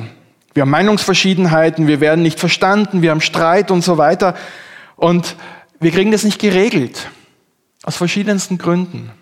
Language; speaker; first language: German; native; German